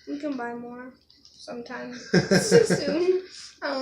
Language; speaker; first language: English; native; English